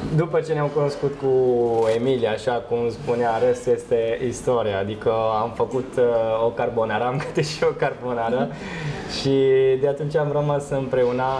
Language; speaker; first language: Romanian; non-native, fluent; Italian